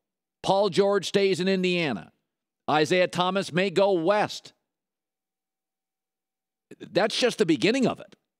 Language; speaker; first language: English; native; English